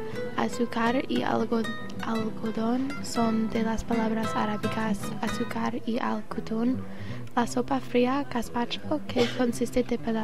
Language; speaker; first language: Spanish; non-native, learner; English